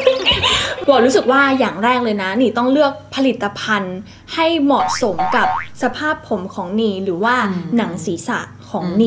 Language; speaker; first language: Thai; native; Thai